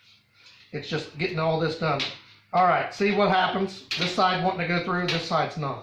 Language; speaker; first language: English; native; English